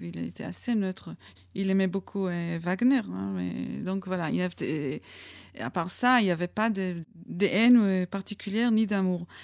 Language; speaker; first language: French; non-native, fluent; Hebrew